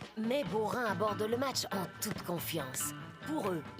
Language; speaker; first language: French; native; French